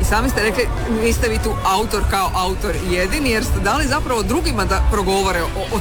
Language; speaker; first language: Serbian; native; Serbian